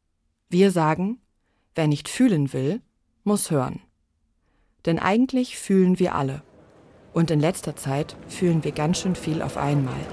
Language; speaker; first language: German; native; German